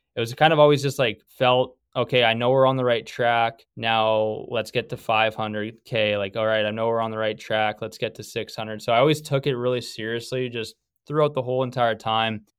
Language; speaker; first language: English; native; English